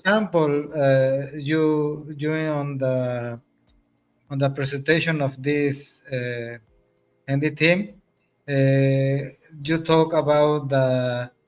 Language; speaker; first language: English; non-native, learner; Spanish